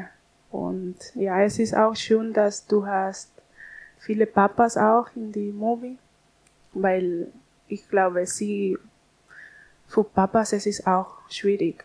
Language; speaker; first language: German; non-native, learner; Spanish